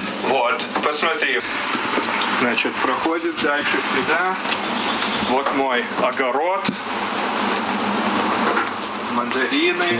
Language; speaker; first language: Russian; early bilingual, heritage; Russian